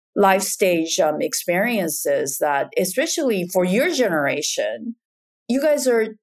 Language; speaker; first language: English; non-native, fluent; Japanese